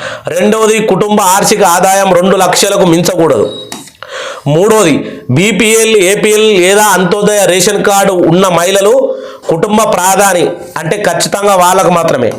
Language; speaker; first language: Telugu; native; Telugu